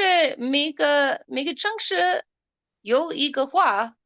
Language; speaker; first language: Chinese; non-native, learner; English